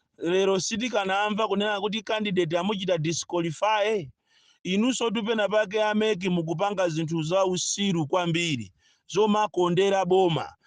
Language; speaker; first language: Nyanja; non-native, local second language; Yao